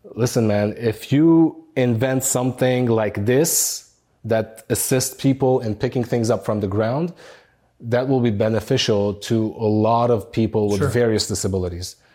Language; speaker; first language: English; non-native, fluent; Arabic